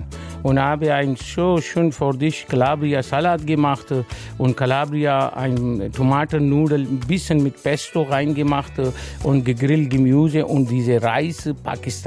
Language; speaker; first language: German; non-native, learner; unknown